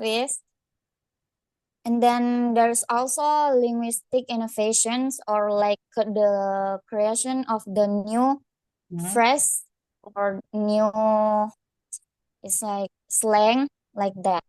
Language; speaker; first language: English; non-native, learner; Indonesian